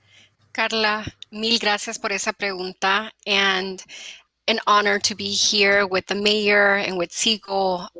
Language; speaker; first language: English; early bilingual, other home language; Spanish